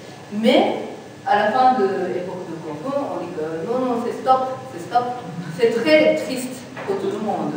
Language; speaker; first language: French; non-native, learner; Japanese